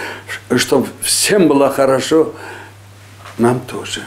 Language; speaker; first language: Russian; non-native, fluent; Azerbaijani